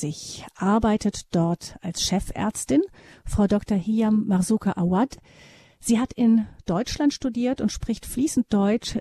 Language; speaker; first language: German; native; German